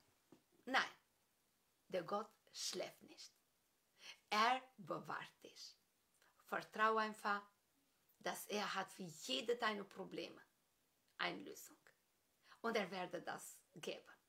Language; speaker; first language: German; non-native, fluent; Albanian